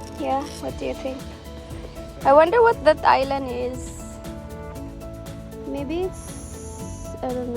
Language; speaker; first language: English; non-native, local second language; Filipino